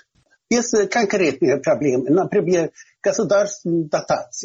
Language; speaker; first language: Russian; non-native, fluent; Swedish